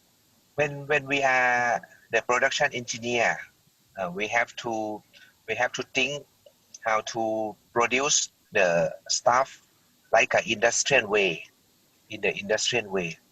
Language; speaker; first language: English; non-native, learner; Thai